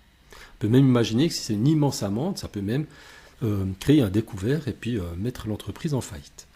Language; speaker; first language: French; native; French